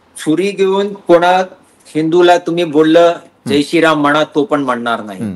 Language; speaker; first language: Marathi; non-native, local second language; Hindi